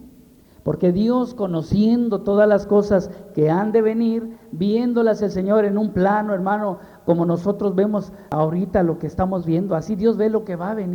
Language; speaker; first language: Spanish; native; Spanish